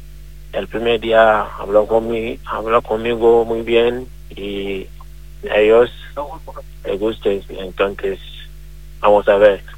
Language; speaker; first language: Spanish; non-native, learner; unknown